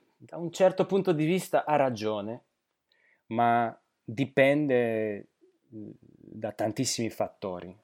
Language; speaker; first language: Italian; non-native, fluent; Slovak